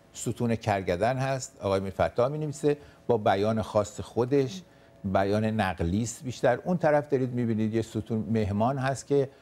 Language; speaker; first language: Persian; native; Persian